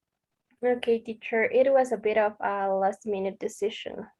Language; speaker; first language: English; non-native, learner; Spanish